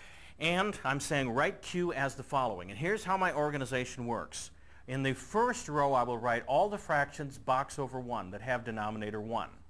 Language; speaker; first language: English; native; English